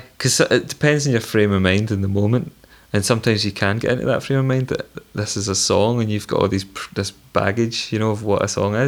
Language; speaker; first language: English; native; English